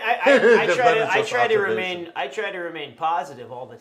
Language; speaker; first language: English; native; English